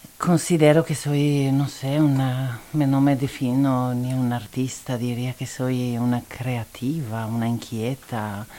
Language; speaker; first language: Spanish; non-native, fluent; Italian